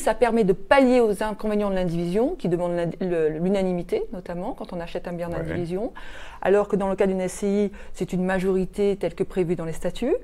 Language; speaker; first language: French; native; French